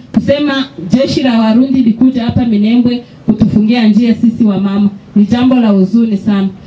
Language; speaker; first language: Swahili; non-native, local second language; Kinyarwanda